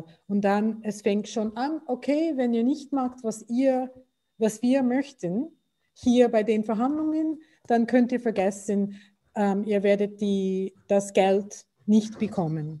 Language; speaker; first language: German; non-native, fluent; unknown